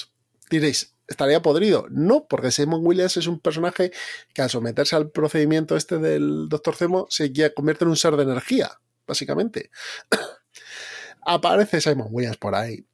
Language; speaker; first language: Spanish; native; Spanish